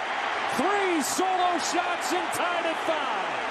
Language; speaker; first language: English; native; English